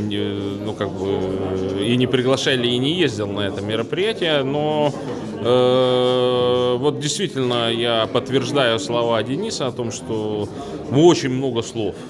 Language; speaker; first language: Russian; native; Russian